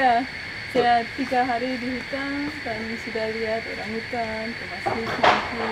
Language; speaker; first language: Indonesian; non-native, learner; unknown